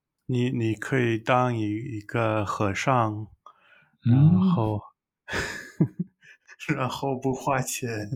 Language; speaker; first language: Chinese; non-native, learner; English